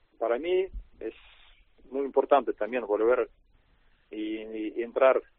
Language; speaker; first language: Spanish; non-native, learner; Russian